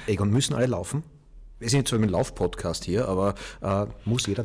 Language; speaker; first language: German; native; German